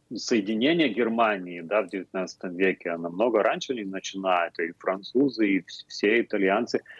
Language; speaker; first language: Russian; non-native, fluent; Lithuanian